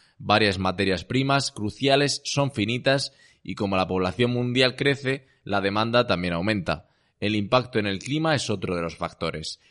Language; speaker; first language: Spanish; native; Spanish